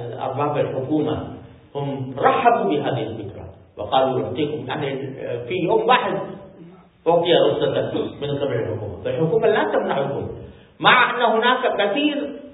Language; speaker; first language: Arabic; non-native, fluent; Urdu